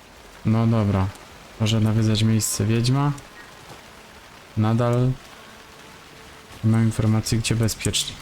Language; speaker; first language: Polish; native; Polish